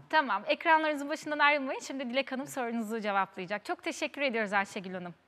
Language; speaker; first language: Turkish; early bilingual, heritage; Turkish